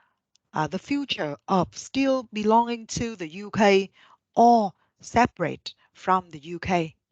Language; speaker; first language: English; non-native, fluent; Vietnamese